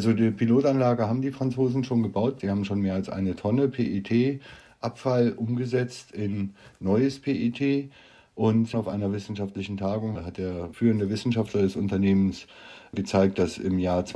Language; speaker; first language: German; native; German